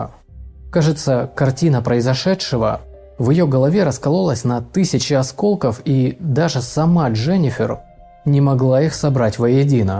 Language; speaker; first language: Russian; native; Russian